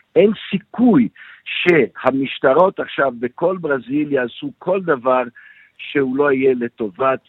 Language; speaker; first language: Hebrew; non-native, fluent; Portuguese